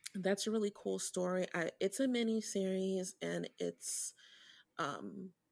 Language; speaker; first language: English; early bilingual, other home language; Haitian Creole